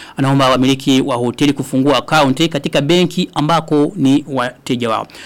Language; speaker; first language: Swahili; non-native, local second language; Rundi